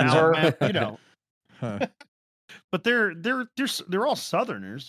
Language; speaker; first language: English; native; English